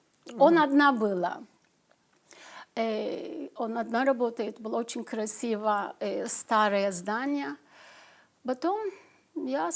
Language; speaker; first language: Russian; non-native, learner; Turkish